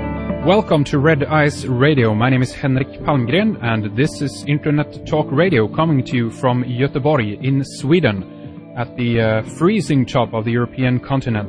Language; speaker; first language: English; non-native, fluent; Swedish